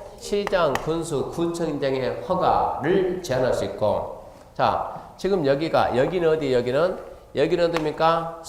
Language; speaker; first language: Korean; native; Korean